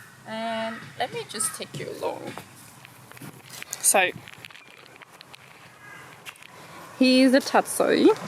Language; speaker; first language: English; non-native, fluent; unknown